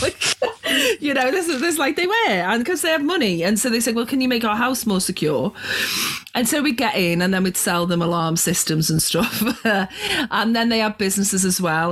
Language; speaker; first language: English; native; English